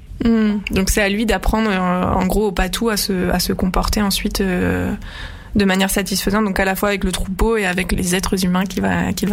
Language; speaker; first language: French; native; French